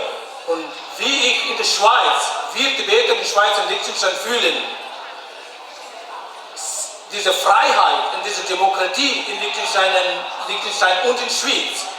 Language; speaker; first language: German; non-native, fluent; Tibetan